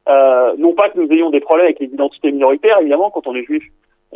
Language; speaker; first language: French; native; French